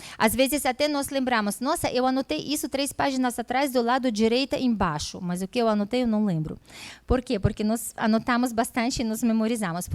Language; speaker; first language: Portuguese; non-native, fluent; Russian